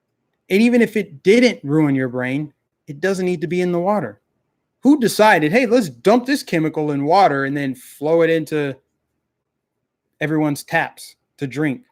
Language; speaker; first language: English; native; English